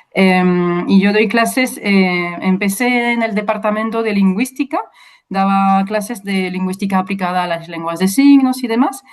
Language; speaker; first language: Spanish; non-native, fluent; French